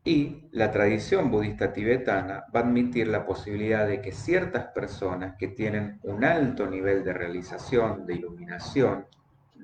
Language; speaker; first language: Spanish; native; Spanish